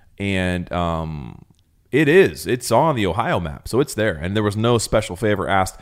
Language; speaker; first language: English; native; English